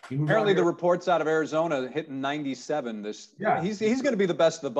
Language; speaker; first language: English; native; English